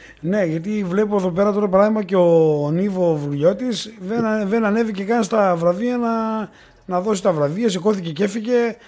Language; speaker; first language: Greek; native; Greek